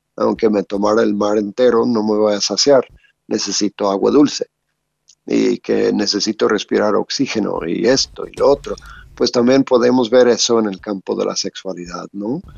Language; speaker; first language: Spanish; non-native, fluent; English